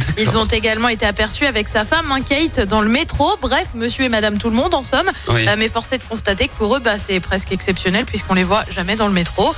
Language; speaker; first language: French; native; French